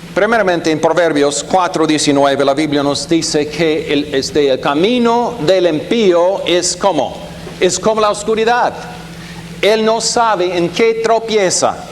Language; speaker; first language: Spanish; non-native, fluent; German